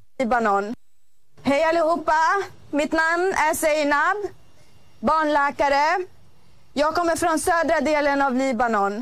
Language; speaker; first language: Swedish; non-native, fluent; Arabic